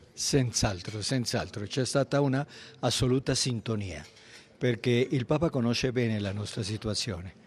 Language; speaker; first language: Italian; non-native, fluent; Spanish